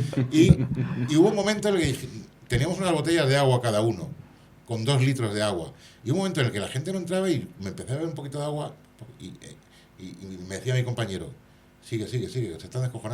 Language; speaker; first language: Spanish; native; Spanish